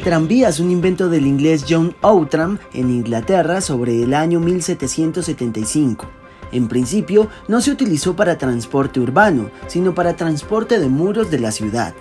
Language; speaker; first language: Spanish; native; Spanish